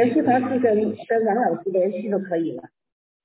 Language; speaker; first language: Chinese; native; Chinese